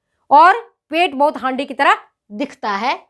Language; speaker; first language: Hindi; native; Hindi